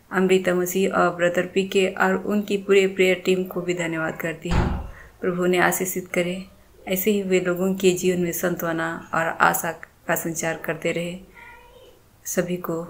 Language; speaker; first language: Hindi; native; Hindi